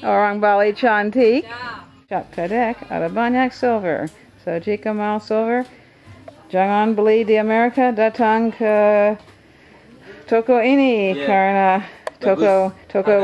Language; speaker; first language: Indonesian; non-native, learner; English